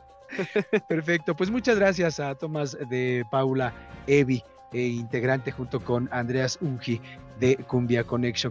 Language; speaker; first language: Spanish; native; Spanish